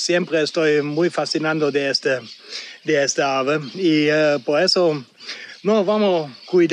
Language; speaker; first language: Spanish; non-native, local second language; German